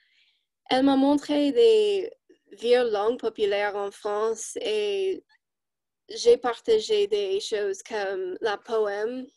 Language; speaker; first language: French; non-native, learner; English